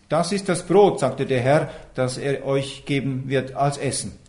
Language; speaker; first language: German; native; German